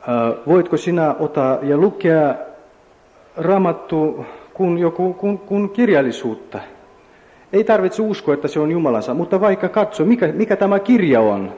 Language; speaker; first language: Finnish; non-native, learner; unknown